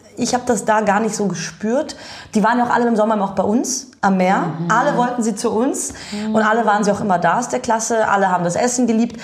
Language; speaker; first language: German; early bilingual, other home language; Bulgarian